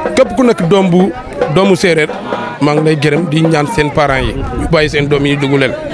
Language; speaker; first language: Wolof; non-native, local second language; Serer